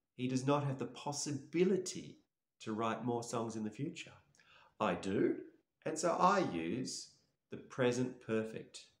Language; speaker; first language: English; native; English